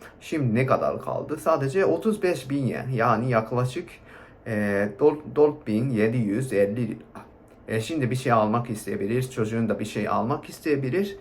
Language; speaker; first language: Turkish; non-native, fluent; Japanese